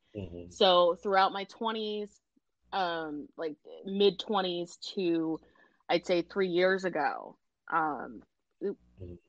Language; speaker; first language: English; early bilingual, other home language; Indonesian